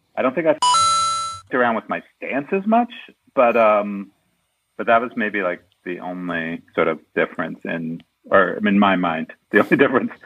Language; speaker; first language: English; native; English